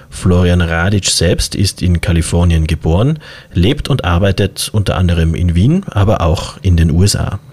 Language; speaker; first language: German; native; German